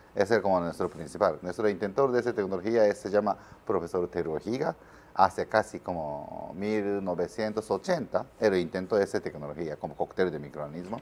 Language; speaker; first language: Spanish; non-native, learner; Japanese